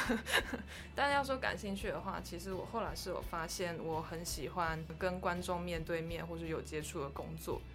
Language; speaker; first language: Chinese; native; Chinese